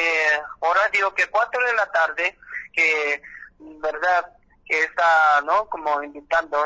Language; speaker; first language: Spanish; non-native, learner; Korean